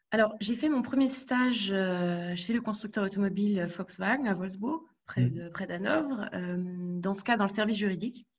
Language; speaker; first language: French; native; French